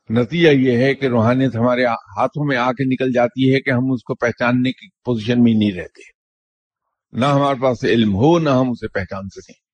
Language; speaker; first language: Urdu; non-native, local second language; Punjabi